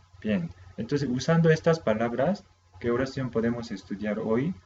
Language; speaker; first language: Spanish; non-native, fluent; Korean